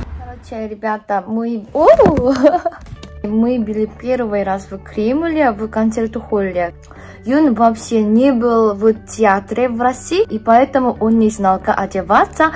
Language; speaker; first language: Russian; non-native, fluent; Korean